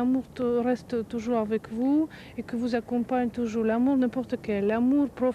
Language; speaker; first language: French; non-native, fluent; Russian